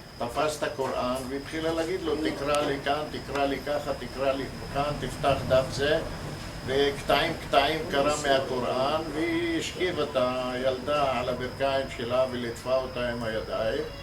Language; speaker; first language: Hebrew; non-native, local second language; Arabic